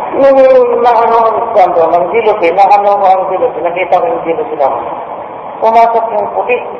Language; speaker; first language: Filipino; non-native, local second language; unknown